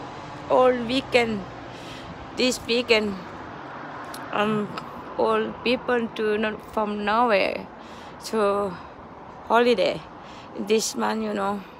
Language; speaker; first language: English; non-native, learner; Thai